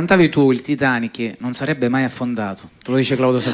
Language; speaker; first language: Italian; native; Italian